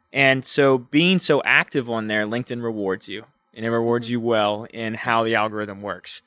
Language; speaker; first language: English; native; English